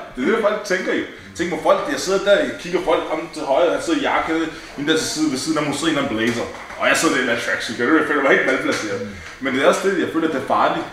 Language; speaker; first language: Danish; early bilingual, other home language; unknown